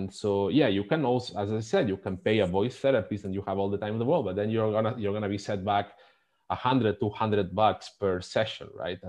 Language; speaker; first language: English; non-native, fluent; Spanish